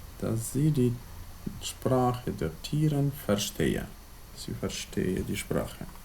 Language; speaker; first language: German; non-native, fluent; Ukrainian